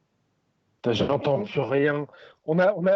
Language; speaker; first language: French; native; French